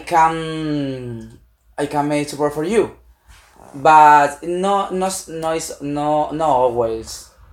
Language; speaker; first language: English; non-native, learner; Spanish